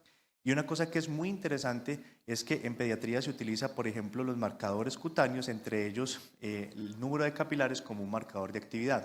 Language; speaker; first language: Spanish; native; Spanish